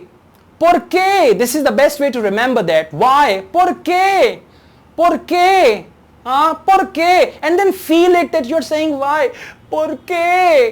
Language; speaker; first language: Spanish; non-native, learner; Urdu